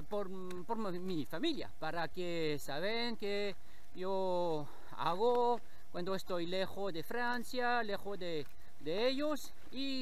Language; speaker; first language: Spanish; non-native, learner; French